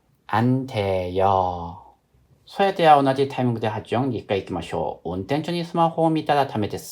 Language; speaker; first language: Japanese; non-native, fluent; Korean